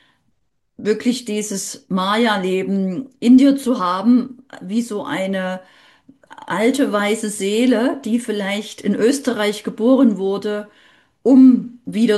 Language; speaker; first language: German; native; German